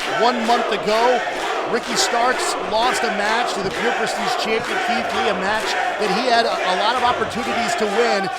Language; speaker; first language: English; native; English